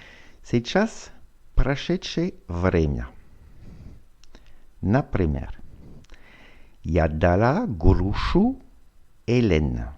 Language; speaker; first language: Russian; non-native, fluent; French